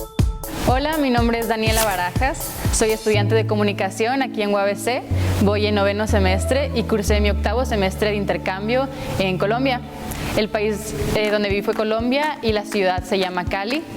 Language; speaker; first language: Spanish; native; Spanish